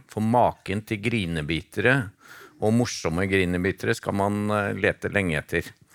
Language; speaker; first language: Norwegian; native; Norwegian